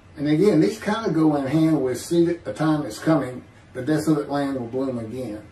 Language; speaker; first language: English; native; English